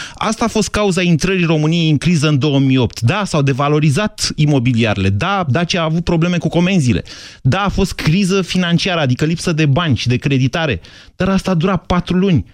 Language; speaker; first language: Romanian; native; Romanian